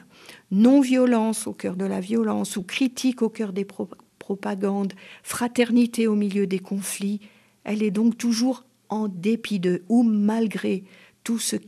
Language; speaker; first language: French; native; French